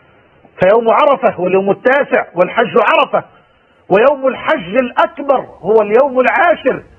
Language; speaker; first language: Arabic; native; Arabic